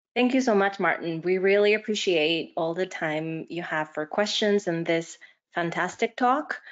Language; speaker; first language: English; non-native, fluent; Spanish